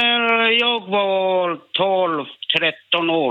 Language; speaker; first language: Swedish; non-native, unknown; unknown